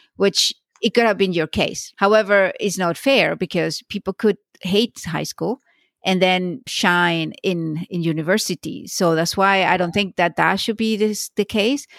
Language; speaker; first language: English; non-native, fluent; Spanish